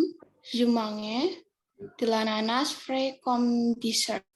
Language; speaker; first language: French; non-native, learner; Indonesian